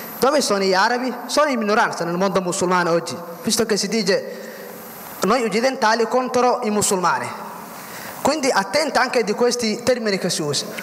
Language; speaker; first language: Italian; non-native, fluent; Somali